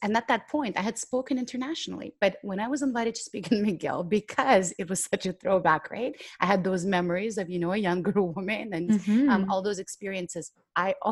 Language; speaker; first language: English; non-native, fluent; Ukrainian